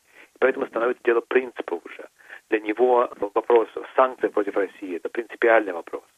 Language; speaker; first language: Russian; native; Russian